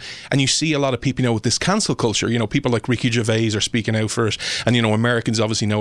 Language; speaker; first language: English; native; English